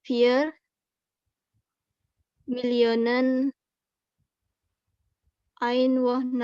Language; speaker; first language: German; non-native, learner; Indonesian